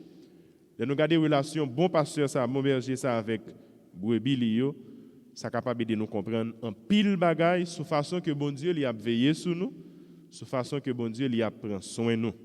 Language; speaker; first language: French; non-native, local second language; Haitian Creole